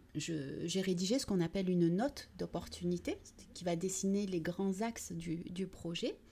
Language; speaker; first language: French; early bilingual, other home language; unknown